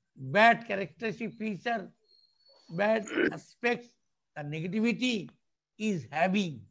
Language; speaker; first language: English; non-native, local second language; Bangla